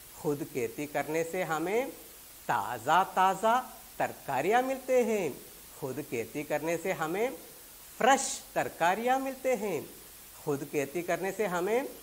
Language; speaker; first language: Urdu; non-native, local second language; Malayalam